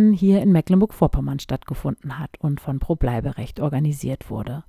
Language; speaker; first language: German; native; German